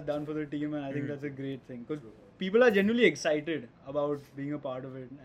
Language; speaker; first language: English; non-native, local second language; Hindi